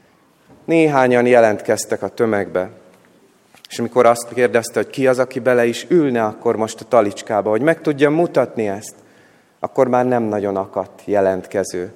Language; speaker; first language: Hungarian; native; Hungarian